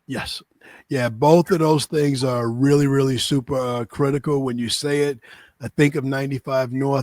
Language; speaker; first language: English; native; English